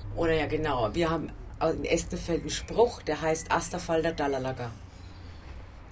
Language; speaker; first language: German; native; German